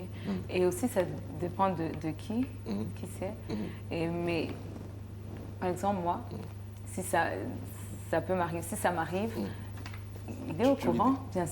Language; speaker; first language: French; non-native, local second language; Rundi